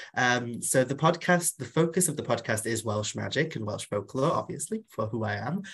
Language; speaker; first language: English; non-native, local second language; Welsh